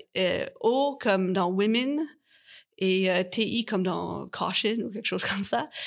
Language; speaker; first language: French; native; French